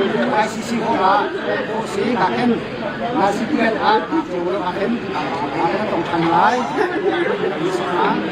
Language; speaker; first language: Burmese; non-native, local second language; Hakha Chin